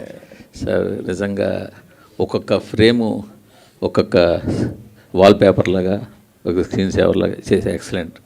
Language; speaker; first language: Telugu; native; Telugu